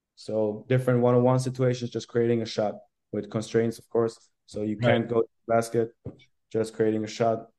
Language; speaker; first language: English; non-native, fluent; German